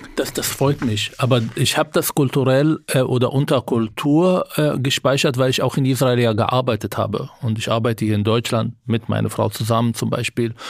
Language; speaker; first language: German; non-native, fluent; Hebrew